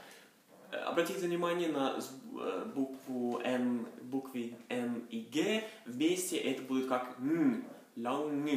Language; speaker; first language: Russian; non-native, fluent; Norwegian